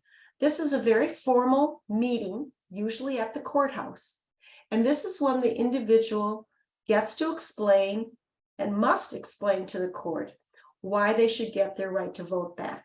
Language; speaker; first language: English; native; English